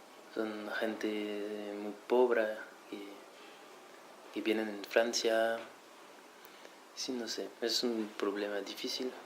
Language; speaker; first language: Spanish; non-native, fluent; French